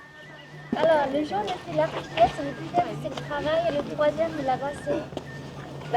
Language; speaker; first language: French; non-native, learner; Chinese